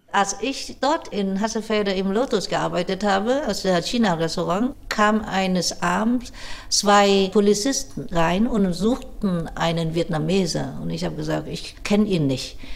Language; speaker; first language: German; non-native, fluent; Vietnamese